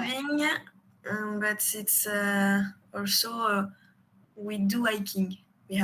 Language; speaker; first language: English; non-native, learner; French